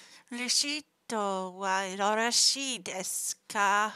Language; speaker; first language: Japanese; non-native, learner; English